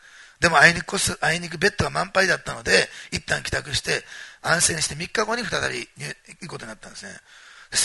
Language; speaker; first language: Japanese; native; Japanese